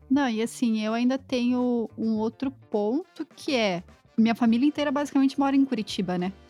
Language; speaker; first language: Portuguese; native; Portuguese